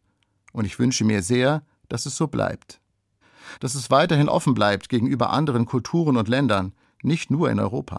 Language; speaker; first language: German; native; German